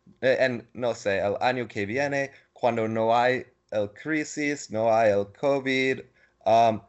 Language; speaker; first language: Spanish; non-native, learner; English